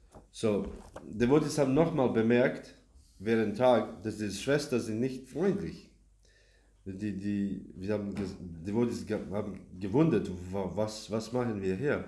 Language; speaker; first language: German; non-native, learner; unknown